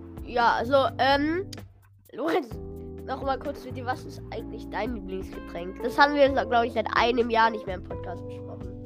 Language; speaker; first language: German; native; German